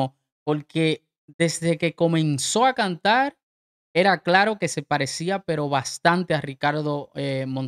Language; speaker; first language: Spanish; native; Spanish